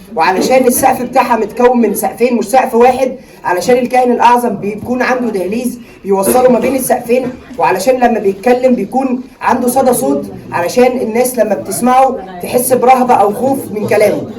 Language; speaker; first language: Egyptian Arabic; non-native, local second language; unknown